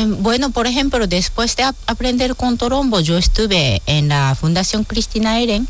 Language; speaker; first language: Spanish; non-native, fluent; Japanese